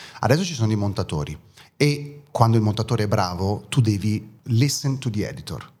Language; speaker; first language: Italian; early bilingual, other home language; German